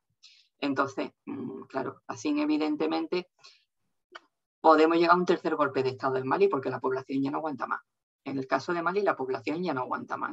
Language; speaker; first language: Spanish; native; Spanish